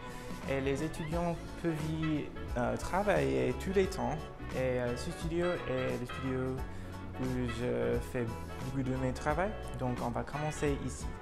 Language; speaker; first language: French; non-native, learner; English